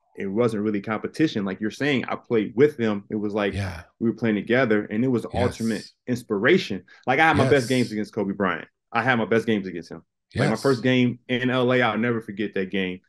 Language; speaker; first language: English; native; English